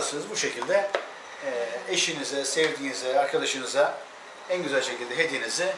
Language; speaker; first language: Turkish; native; Turkish